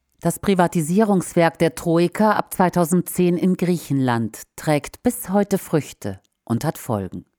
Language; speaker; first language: German; native; German